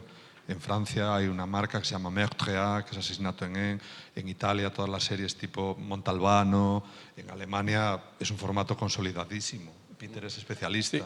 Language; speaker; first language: Spanish; native; Spanish